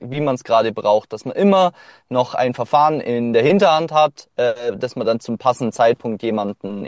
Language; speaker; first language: German; native; German